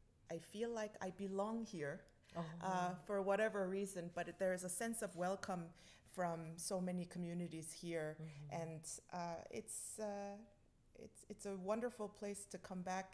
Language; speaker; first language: English; early bilingual, other home language; Korean